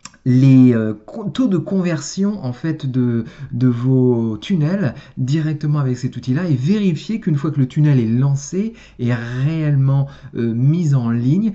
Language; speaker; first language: French; native; French